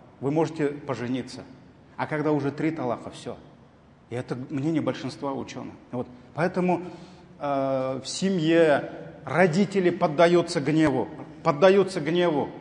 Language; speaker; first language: Russian; non-native, local second language; Tatar